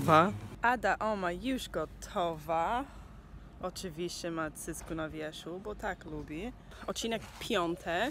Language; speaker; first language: Polish; non-native, fluent; English